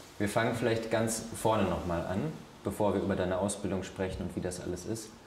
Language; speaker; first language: German; native; German